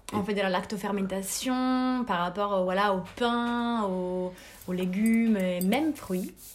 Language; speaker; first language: French; non-native, fluent; Italian